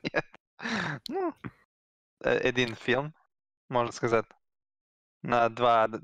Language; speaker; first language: Russian; non-native, learner; Serbian